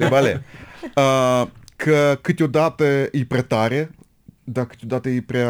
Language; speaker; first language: Romanian; non-native, local second language; Russian